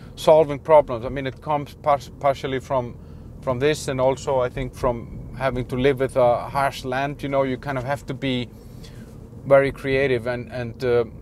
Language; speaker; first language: English; non-native, fluent; Icelandic